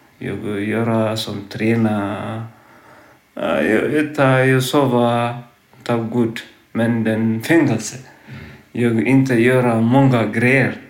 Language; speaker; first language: Swedish; non-native, learner; Tigrinya